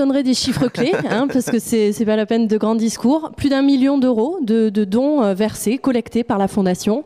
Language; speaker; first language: French; native; French